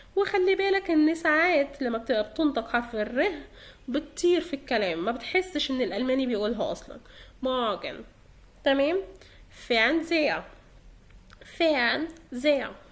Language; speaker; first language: Egyptian Arabic; native; Egyptian Arabic